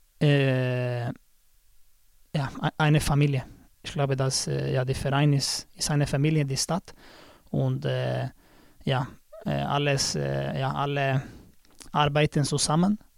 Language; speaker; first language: German; non-native, learner; Swedish